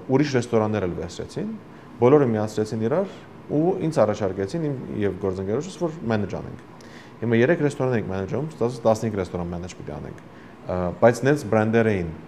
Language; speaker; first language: Armenian; early bilingual, heritage; Armenian